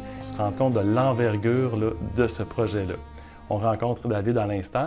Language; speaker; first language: French; native; French